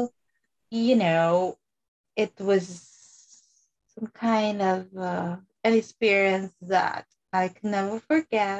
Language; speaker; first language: English; non-native, local second language; Iloko